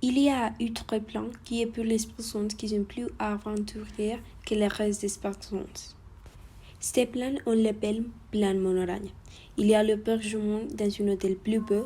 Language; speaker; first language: French; non-native, learner; Spanish